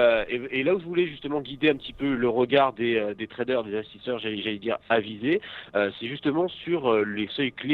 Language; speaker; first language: French; native; French